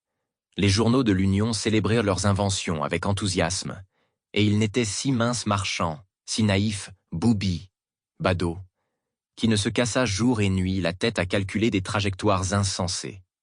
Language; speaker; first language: French; native; French